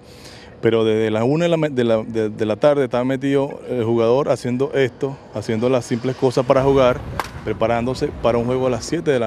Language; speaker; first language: Spanish; native; Spanish